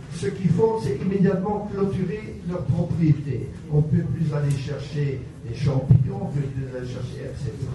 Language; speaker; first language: French; native; French